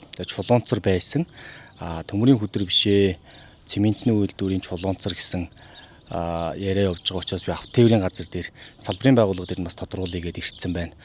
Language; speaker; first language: Mongolian; native; Mongolian